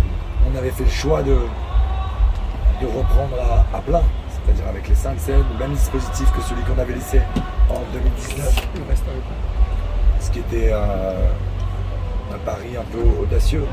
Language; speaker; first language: French; native; French